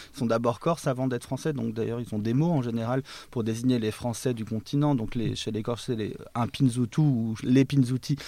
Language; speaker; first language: French; native; French